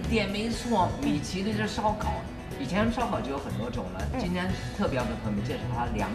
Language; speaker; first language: Chinese; native; Chinese